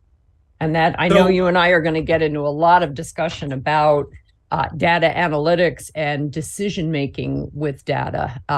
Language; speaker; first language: English; native; English